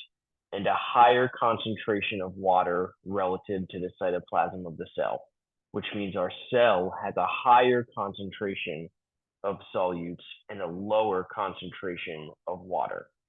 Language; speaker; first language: English; native; English